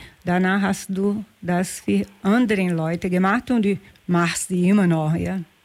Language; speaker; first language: German; non-native, fluent; Portuguese